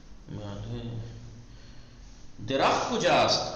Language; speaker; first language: Persian; non-native, fluent; Urdu